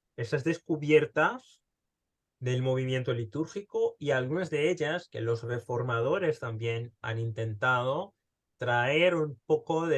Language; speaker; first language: Spanish; early bilingual, heritage; Spanish